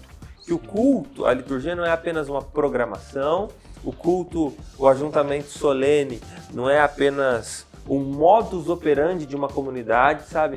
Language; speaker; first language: Portuguese; native; Portuguese